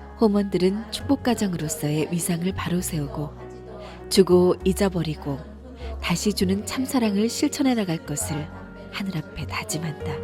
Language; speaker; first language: Korean; native; Korean